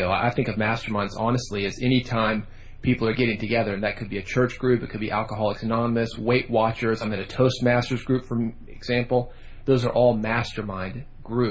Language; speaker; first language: English; native; English